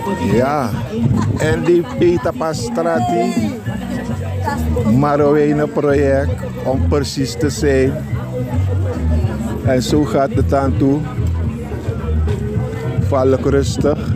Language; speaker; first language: Dutch; non-native, local second language; Sranan Tongo